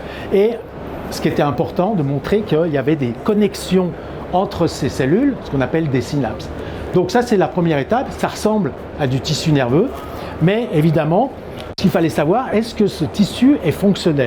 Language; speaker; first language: French; native; French